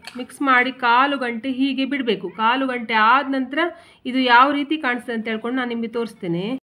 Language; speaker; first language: Kannada; non-native, local second language; Konkani